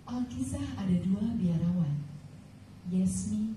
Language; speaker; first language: Indonesian; native; Indonesian